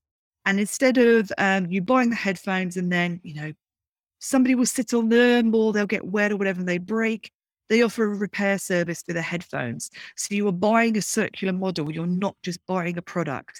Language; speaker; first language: English; native; English